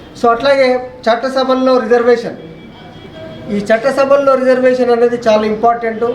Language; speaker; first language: Telugu; native; Telugu